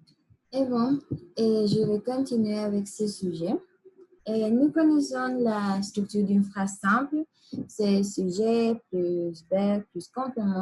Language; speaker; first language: French; non-native, learner; Spanish